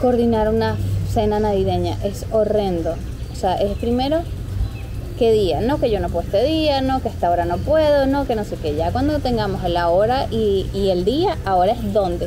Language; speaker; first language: Spanish; native; Spanish